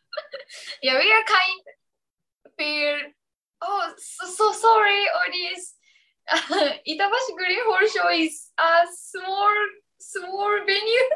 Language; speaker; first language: English; non-native, learner; Japanese